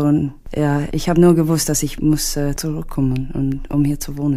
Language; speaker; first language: German; non-native, learner; English